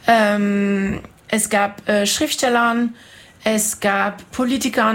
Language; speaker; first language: German; non-native, fluent; French